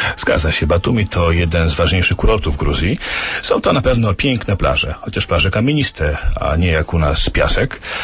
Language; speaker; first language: Polish; native; Polish